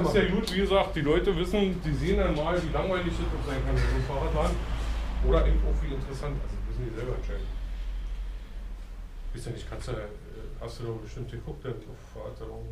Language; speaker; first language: German; native; German